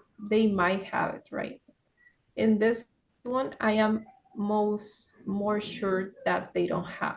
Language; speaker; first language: English; non-native, fluent; Spanish